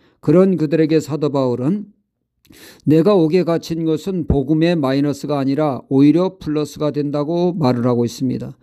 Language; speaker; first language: Korean; native; Korean